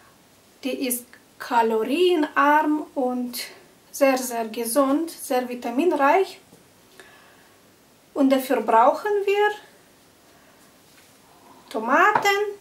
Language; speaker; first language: German; non-native, fluent; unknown